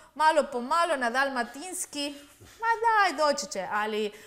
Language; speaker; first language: Croatian; non-native, learner; Spanish